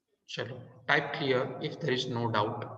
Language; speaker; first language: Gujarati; native; Gujarati